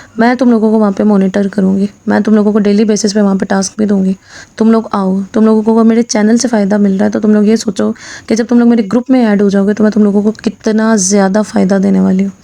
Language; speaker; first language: Urdu; non-native, local second language; Punjabi